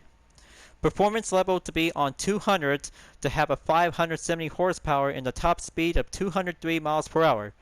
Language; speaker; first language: English; non-native, fluent; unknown